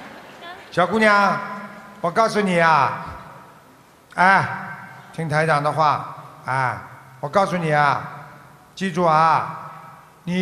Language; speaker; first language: Chinese; non-native, local second language; Wu Chinese